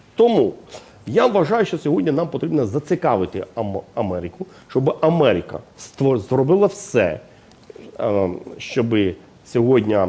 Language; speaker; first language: Ukrainian; non-native, fluent; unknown